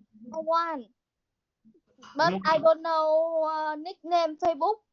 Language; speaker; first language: English; non-native, learner; Vietnamese